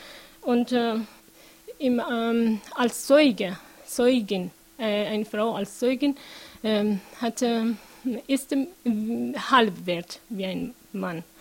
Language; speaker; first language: German; non-native, learner; Persian